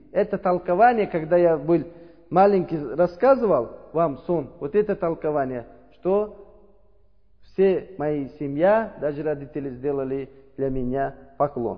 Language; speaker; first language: Russian; non-native, learner; Uzbek